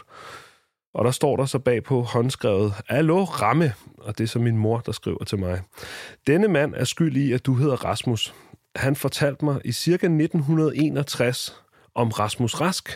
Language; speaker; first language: Danish; native; Danish